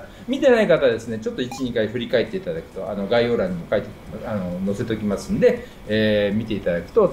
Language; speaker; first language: Japanese; native; Japanese